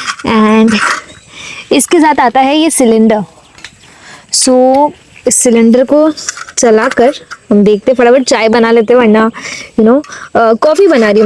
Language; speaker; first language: Hindi; native; Hindi